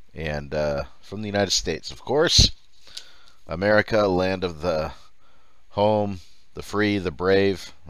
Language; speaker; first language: English; early bilingual, other home language; Finnish